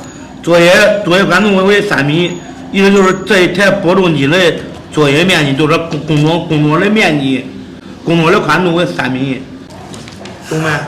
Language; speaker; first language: Chinese; native; Chinese